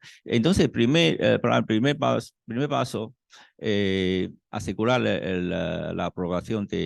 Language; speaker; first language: Spanish; non-native, fluent; Chinese